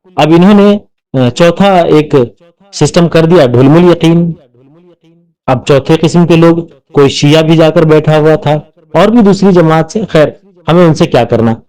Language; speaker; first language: Urdu; native; Urdu